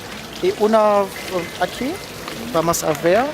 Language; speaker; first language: Spanish; non-native, learner; German